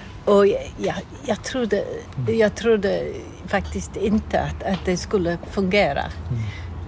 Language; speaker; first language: Swedish; non-native, fluent; English